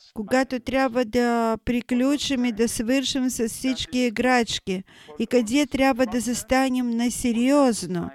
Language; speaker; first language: Bulgarian; non-native, fluent; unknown